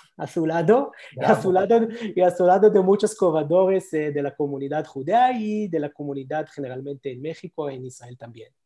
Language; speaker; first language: Spanish; non-native, learner; Hebrew